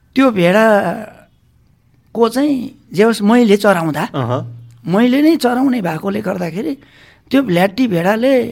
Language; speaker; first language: Nepali; non-native, local second language; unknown